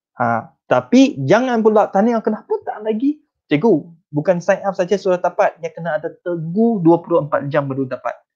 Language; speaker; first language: Malay; non-native, local second language; Chinese